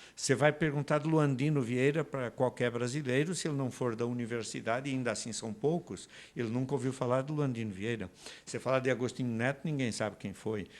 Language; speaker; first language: Portuguese; native; Portuguese